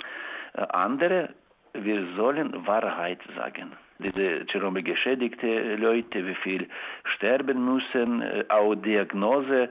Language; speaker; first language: German; non-native, learner; Ukrainian